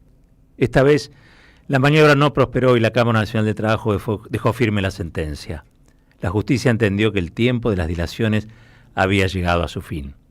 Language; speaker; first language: Spanish; native; Spanish